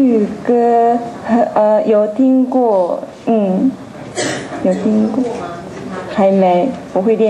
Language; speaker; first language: Chinese; non-native, fluent; Japanese